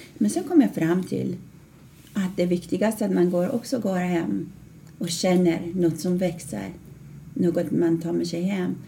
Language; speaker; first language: Swedish; non-native, fluent; Persian